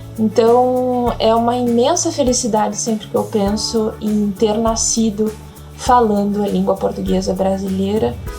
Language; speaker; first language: Portuguese; native; Portuguese